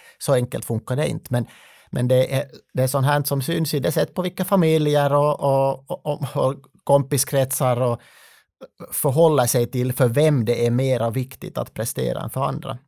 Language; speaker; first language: Swedish; native; Swedish